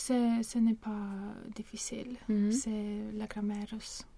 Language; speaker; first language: French; non-native, learner; Swedish